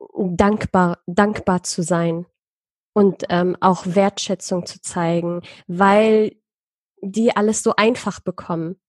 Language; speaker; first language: German; early bilingual, other home language; Persian